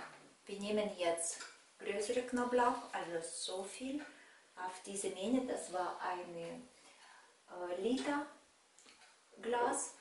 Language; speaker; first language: German; non-native, fluent; Russian